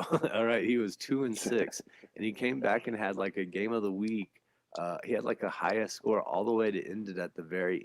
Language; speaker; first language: English; native; English